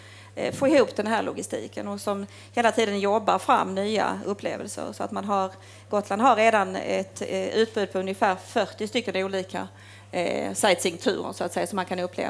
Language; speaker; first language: Swedish; native; Swedish